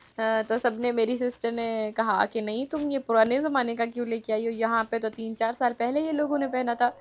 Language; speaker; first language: Urdu; native; Urdu